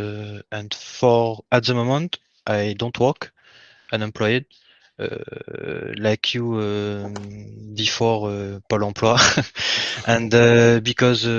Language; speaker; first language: English; non-native, learner; French